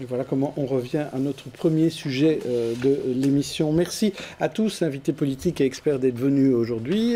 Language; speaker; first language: French; native; French